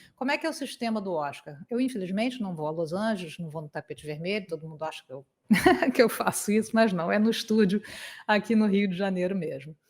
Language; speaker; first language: Portuguese; native; Portuguese